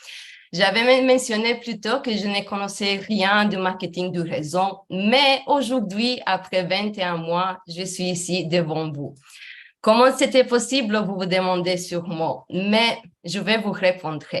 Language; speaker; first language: French; non-native, fluent; Romanian